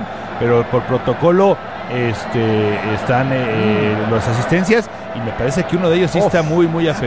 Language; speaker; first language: Spanish; native; Spanish